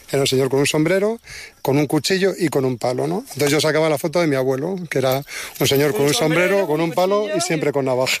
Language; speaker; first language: Spanish; native; Spanish